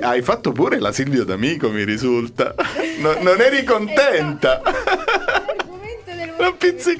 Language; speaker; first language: Italian; native; Italian